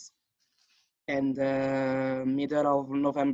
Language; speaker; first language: English; non-native, fluent; French